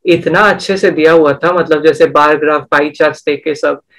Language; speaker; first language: Hindi; non-native, local second language; Bangla